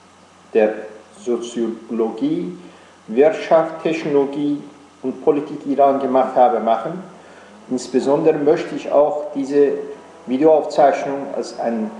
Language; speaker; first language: German; non-native, fluent; Persian